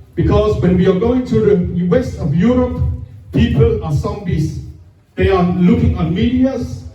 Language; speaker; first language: English; non-native, fluent; Danish